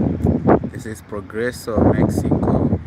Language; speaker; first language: English; non-native, local second language; Shona